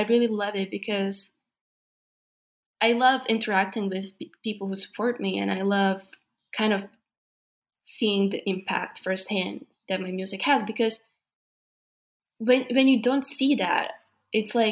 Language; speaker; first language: English; non-native, fluent; Slovak